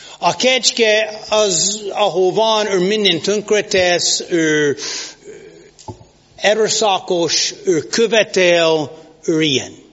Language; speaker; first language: Hungarian; non-native, learner; English